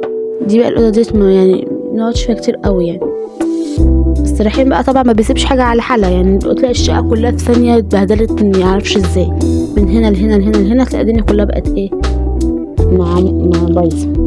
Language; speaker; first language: Arabic; native; Arabic